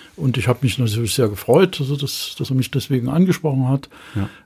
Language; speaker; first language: German; native; German